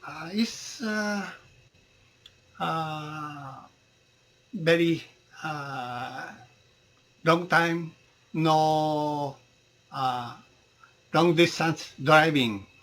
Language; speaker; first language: English; non-native, learner; Japanese